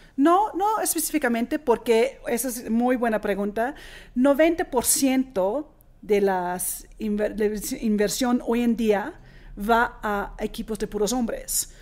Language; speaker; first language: Spanish; non-native, fluent; English